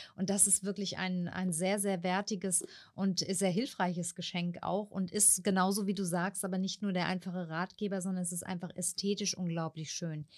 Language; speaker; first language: German; native; German